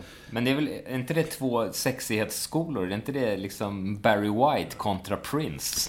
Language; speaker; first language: Swedish; native; Swedish